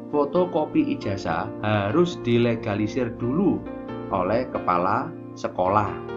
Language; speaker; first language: Malay; non-native, local second language; Javanese